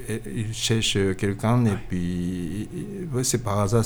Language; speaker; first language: French; non-native, learner; Japanese